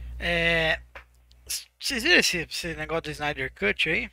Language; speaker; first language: Portuguese; native; Portuguese